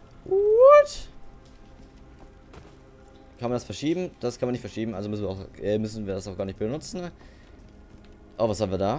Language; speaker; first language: German; native; German